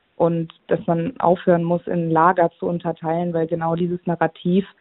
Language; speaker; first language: German; native; German